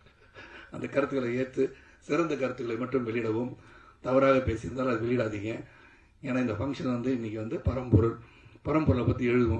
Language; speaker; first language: Tamil; native; Tamil